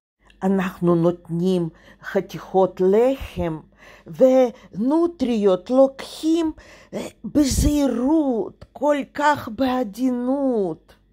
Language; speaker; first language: Hebrew; non-native, fluent; Russian